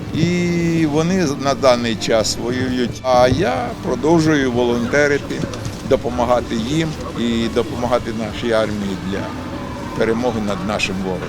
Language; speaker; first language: Ukrainian; native; Ukrainian